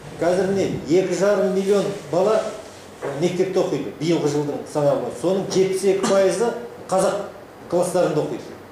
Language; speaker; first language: Kazakh; native; Kazakh